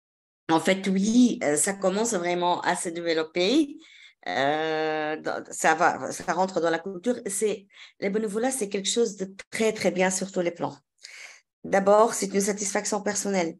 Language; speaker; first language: French; non-native, local second language; Arabic